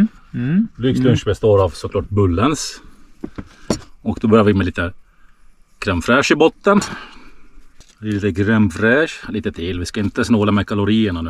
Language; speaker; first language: Swedish; native; Swedish